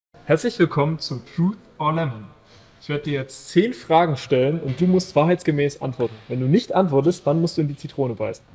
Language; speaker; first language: German; native; German